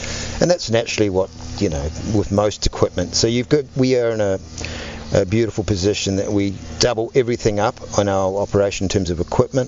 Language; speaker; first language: English; native; English